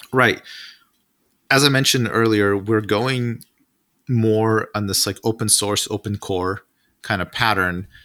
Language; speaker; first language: English; non-native, fluent; Russian